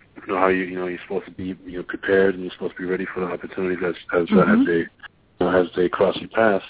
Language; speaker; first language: English; non-native, fluent; German